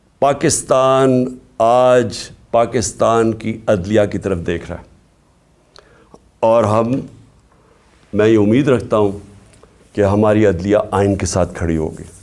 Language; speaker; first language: Urdu; native; Urdu